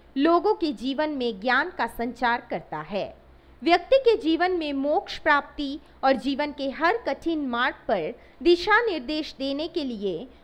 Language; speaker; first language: Hindi; non-native, local second language; Assamese